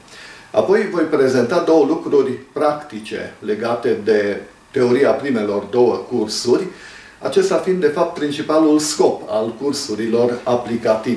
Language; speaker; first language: Romanian; native; Romanian